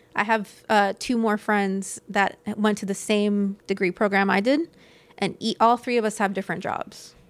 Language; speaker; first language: English; native; English